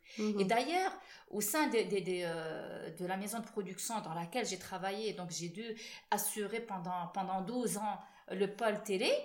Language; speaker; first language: French; non-native, local second language; Arabic